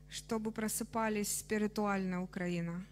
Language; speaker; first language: Russian; non-native, fluent; Romanian